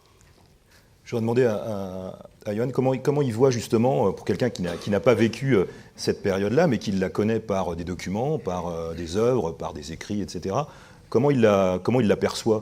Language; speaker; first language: French; native; French